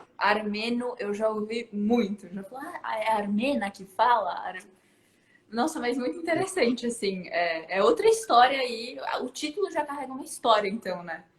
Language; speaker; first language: Portuguese; native; Portuguese